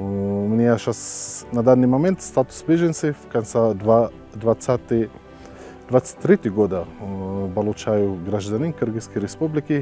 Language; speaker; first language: Russian; non-native, learner; Arabic